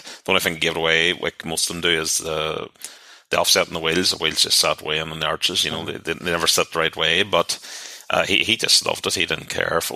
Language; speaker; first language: English; native; English